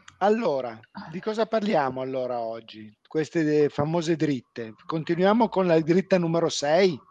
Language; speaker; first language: Italian; native; Italian